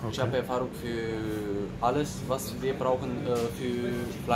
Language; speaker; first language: German; non-native, learner; Turkish